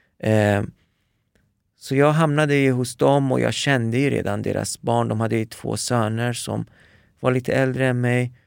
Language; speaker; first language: Swedish; early bilingual, other home language; Persian